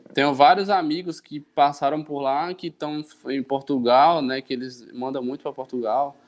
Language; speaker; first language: Portuguese; native; Portuguese